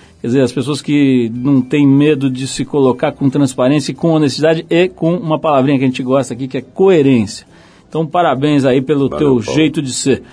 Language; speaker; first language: Portuguese; native; Portuguese